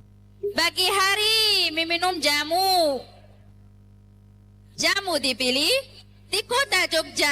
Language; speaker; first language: Indonesian; non-native, learner; Arabic